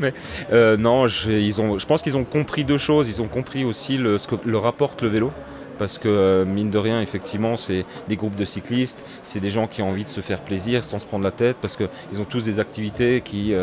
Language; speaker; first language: French; native; French